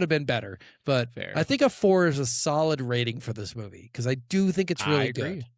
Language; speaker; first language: English; native; English